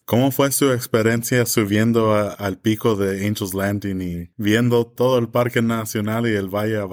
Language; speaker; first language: Spanish; early bilingual, heritage; English